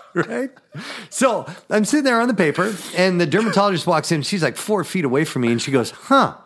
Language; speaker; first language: English; native; English